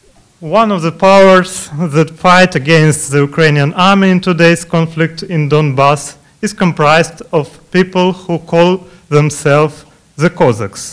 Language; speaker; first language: English; non-native, fluent; Russian